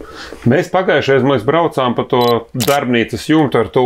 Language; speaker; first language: Latvian; native; Latvian